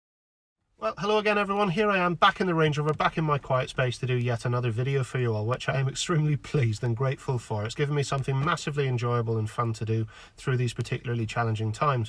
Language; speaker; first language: English; native; English